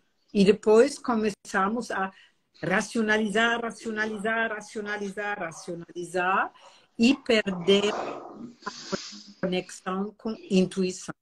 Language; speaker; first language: Portuguese; non-native, fluent; German